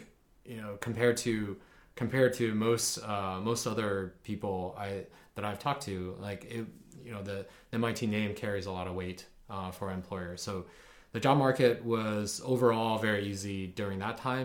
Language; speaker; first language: English; early bilingual, other home language; Chinese